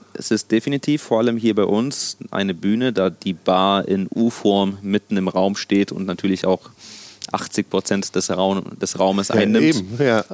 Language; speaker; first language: German; non-native, local second language; Sicilian